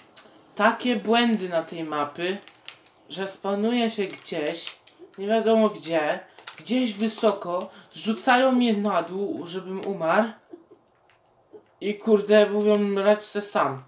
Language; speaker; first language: Polish; native; Polish